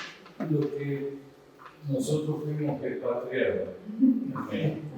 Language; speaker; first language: Spanish; non-native, fluent; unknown